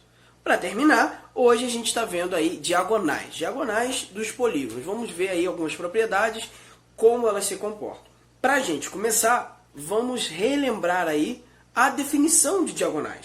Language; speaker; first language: Portuguese; native; Portuguese